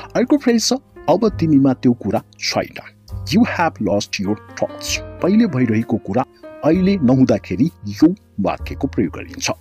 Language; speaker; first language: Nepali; native; Nepali